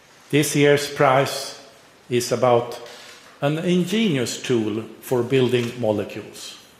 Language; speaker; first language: English; non-native, fluent; Swedish